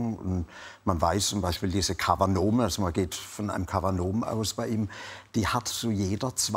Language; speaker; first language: German; native; German